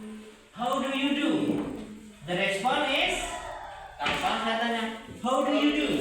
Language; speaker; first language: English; non-native, learner; Indonesian